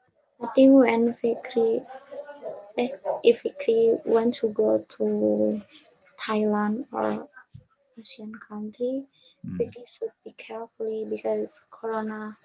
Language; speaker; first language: English; non-native, learner; Indonesian